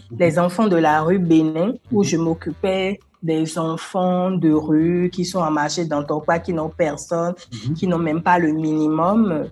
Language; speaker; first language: French; non-native, local second language; Fon